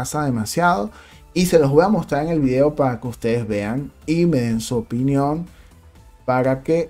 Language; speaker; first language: Spanish; native; Spanish